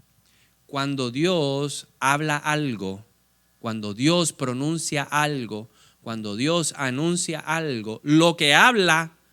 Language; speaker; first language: Spanish; native; Spanish